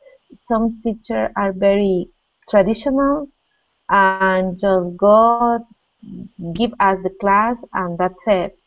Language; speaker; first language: English; non-native, learner; Spanish